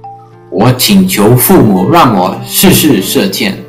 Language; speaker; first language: Chinese; early bilingual, heritage; English